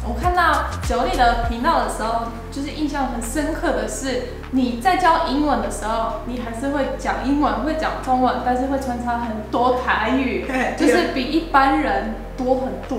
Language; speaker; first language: Chinese; non-native, fluent; English